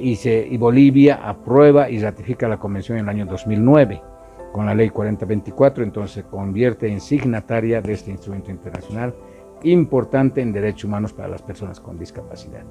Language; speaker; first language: Spanish; native; Spanish